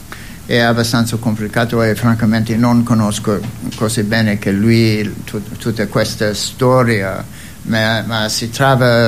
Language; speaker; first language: Italian; non-native, fluent; English